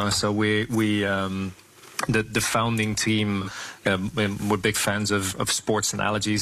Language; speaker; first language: English; non-native, fluent; Dutch